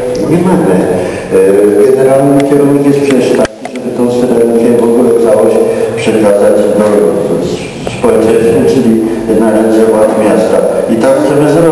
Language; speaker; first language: Polish; native; Polish